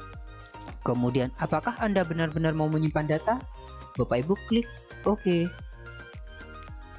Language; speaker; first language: Indonesian; native; Indonesian